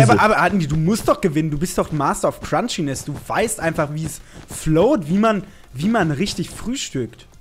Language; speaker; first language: German; native; German